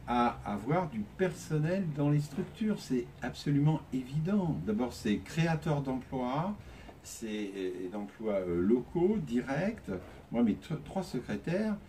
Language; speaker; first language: French; native; French